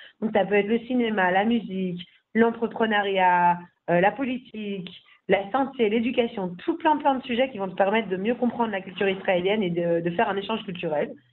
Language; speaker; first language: French; native; French